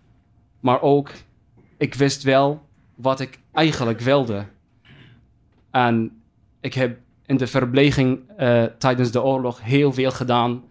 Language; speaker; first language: Dutch; non-native, fluent; Arabic